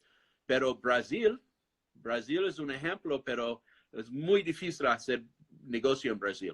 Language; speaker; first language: Spanish; non-native, fluent; English